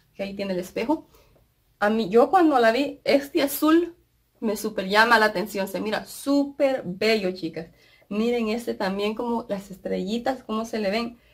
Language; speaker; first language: Spanish; native; Spanish